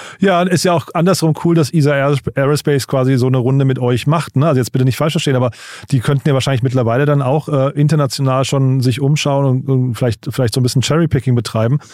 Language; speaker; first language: German; native; German